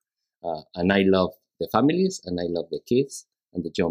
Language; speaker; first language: English; non-native, learner; Spanish